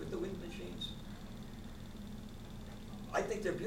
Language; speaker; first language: English; native; English